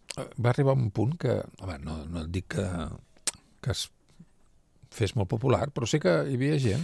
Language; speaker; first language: Catalan; native; Catalan